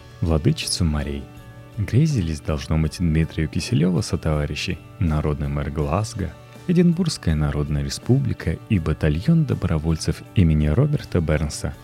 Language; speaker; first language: Russian; native; Russian